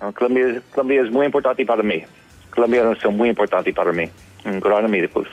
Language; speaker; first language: Spanish; non-native, learner; English